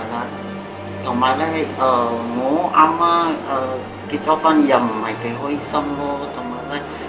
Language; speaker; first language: Cantonese; non-native, fluent; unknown